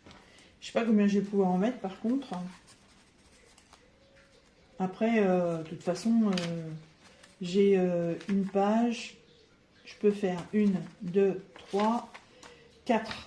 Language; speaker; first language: French; native; French